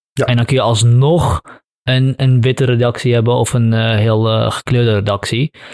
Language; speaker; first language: Dutch; early bilingual, other home language; Kurdish